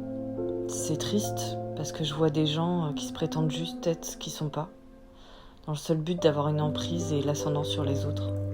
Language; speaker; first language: French; native; French